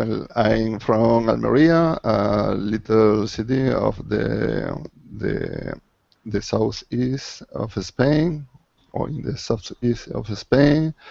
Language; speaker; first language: English; non-native, learner; Spanish